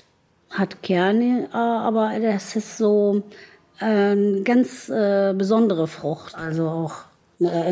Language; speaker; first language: German; non-native, fluent; Arabic